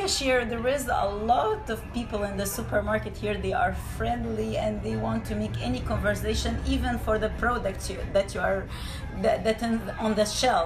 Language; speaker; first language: English; non-native, fluent; Arabic